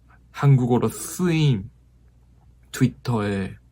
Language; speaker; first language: Korean; non-native, fluent; Japanese